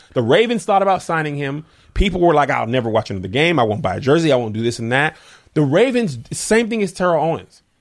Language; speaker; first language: English; native; English